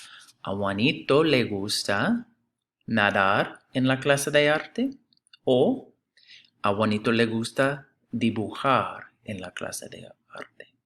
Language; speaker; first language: Spanish; non-native, fluent; English